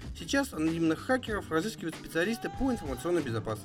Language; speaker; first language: Russian; native; Russian